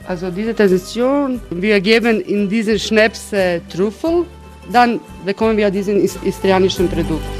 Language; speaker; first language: German; non-native, fluent; Croatian